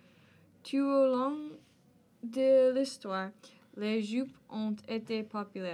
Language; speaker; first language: French; non-native, learner; English